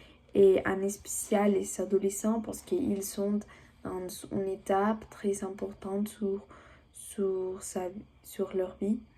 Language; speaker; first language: French; non-native, learner; Spanish